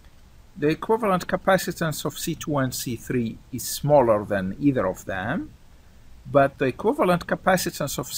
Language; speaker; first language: English; non-native, fluent; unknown